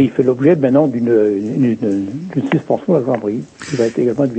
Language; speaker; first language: French; native; French